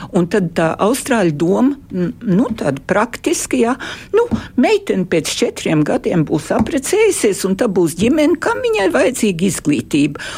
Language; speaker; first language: Latvian; early bilingual, heritage; Latvian